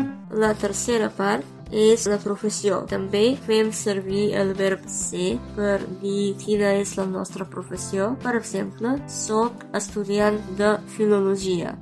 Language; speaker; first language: Catalan; non-native, fluent; Romanian